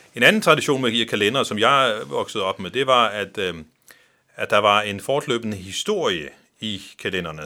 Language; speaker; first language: Danish; non-native, local second language; Faroese